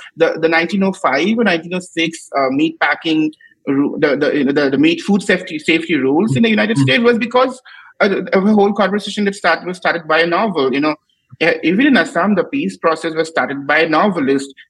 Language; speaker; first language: English; non-native, local second language; Assamese